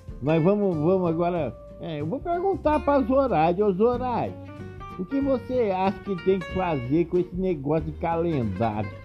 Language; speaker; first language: Portuguese; native; Portuguese